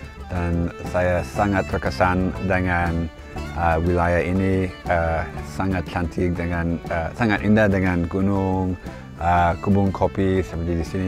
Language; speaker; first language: Indonesian; non-native, fluent; English